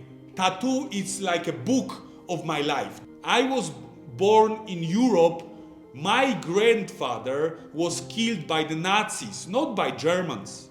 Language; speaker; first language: English; non-native, fluent; Polish